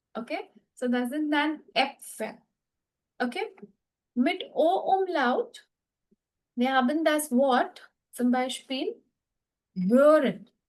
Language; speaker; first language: German; non-native, fluent; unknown